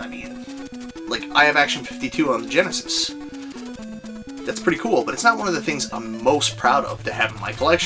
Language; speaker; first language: English; native; English